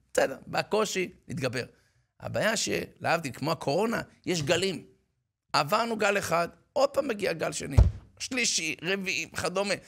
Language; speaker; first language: Hebrew; native; Hebrew